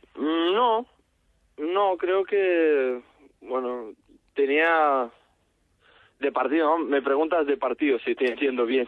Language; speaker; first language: Spanish; non-native, learner; Russian